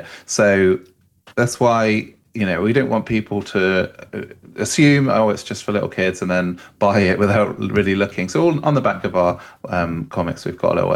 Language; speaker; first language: English; native; English